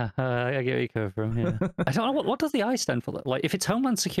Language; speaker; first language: English; native; English